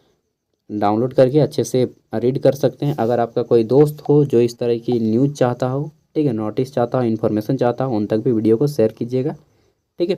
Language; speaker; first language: Hindi; native; Hindi